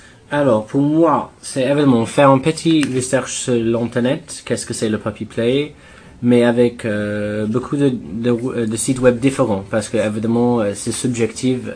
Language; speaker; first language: French; non-native, fluent; English